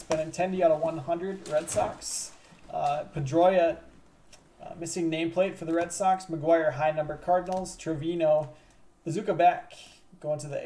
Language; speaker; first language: English; native; English